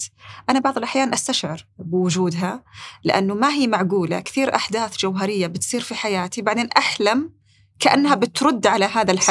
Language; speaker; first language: Arabic; native; Arabic